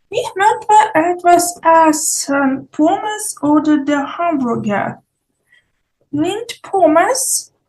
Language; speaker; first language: German; non-native, fluent; Ukrainian